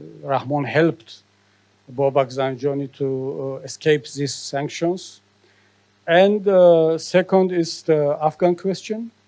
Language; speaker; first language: English; non-native, learner; Tajik